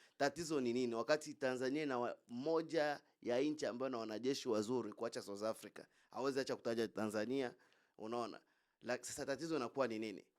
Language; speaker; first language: Swahili; native; Swahili